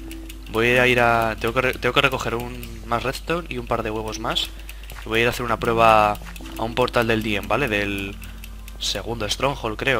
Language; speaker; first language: Spanish; native; Spanish